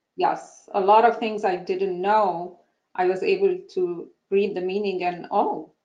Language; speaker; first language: English; non-native, fluent; Arabic